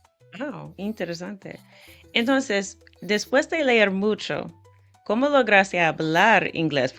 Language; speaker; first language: Spanish; non-native, fluent; English